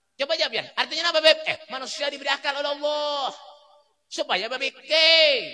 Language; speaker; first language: Indonesian; non-native, local second language; Banjar